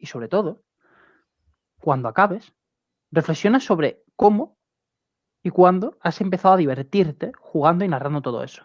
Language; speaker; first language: Spanish; native; Spanish